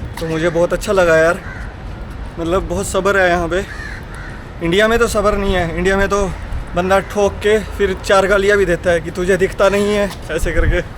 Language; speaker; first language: Hindi; native; Hindi